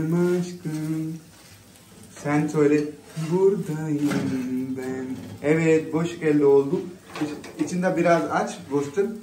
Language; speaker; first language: Turkish; non-native, learner; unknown